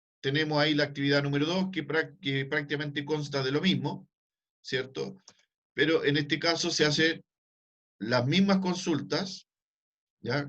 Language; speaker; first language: Spanish; native; Spanish